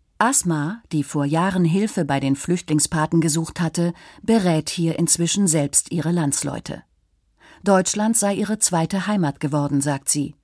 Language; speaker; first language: German; native; German